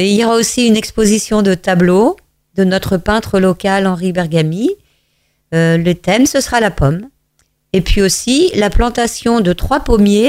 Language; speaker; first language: French; native; French